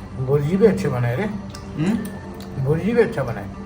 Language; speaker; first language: Hindi; native; Hindi